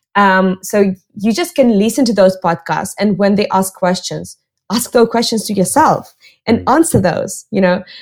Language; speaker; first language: English; non-native, fluent; Russian